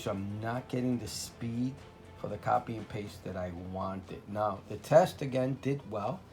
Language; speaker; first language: English; native; English